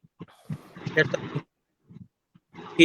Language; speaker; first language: English; non-native, learner; Bangla